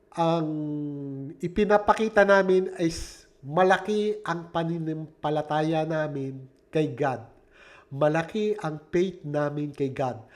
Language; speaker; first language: Filipino; native; Filipino